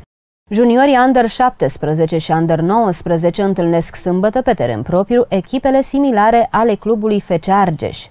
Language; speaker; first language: Romanian; native; Romanian